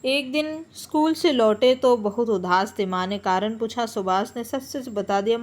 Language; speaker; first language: Hindi; non-native, local second language; Bangla